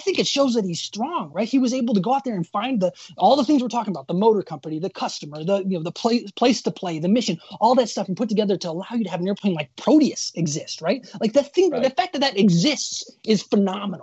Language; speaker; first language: English; native; English